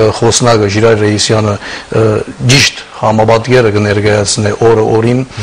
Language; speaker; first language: Armenian; early bilingual, heritage; Armenian